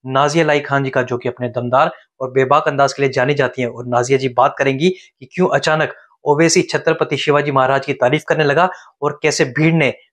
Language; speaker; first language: Hindi; native; Hindi